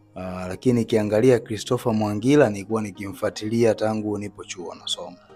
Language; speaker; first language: Swahili; native; Swahili